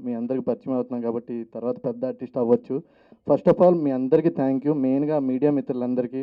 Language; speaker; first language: Telugu; native; Telugu